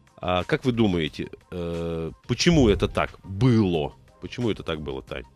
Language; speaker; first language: Russian; native; Russian